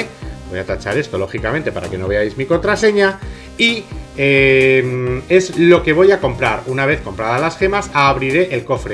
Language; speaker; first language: Spanish; native; Spanish